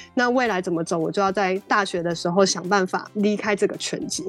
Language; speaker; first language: Chinese; native; Chinese